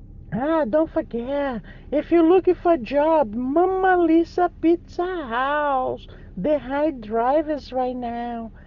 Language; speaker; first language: English; non-native, learner; Portuguese